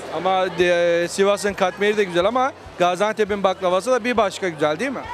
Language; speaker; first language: Turkish; native; Turkish